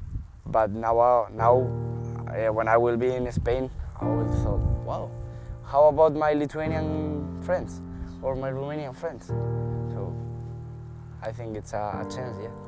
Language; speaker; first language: English; non-native, learner; Spanish